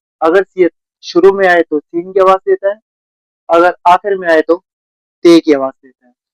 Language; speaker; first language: Urdu; native; Urdu